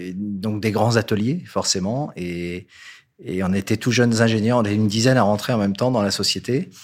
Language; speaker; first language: French; native; French